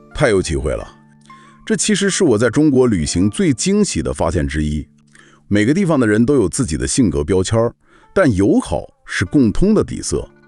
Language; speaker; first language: Chinese; non-native, fluent; English